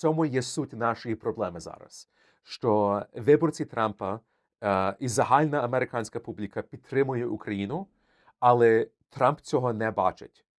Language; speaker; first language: Ukrainian; early bilingual, heritage; Ukrainian